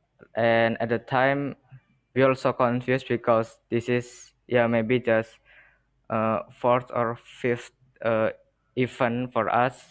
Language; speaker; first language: English; non-native, learner; Indonesian